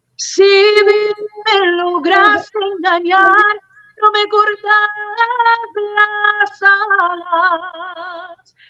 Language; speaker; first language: Spanish; early bilingual, heritage; Spanish